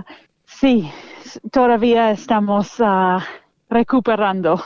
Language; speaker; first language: Spanish; non-native, fluent; English